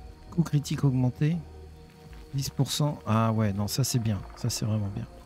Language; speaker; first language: French; native; French